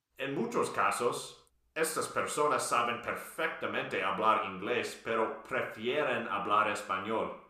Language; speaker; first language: Spanish; non-native, fluent; English